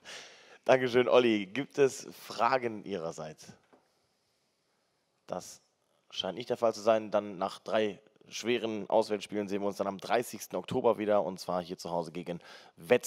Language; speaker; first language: German; native; German